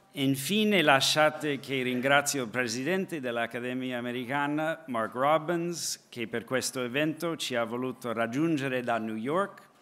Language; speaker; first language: Italian; non-native, fluent; English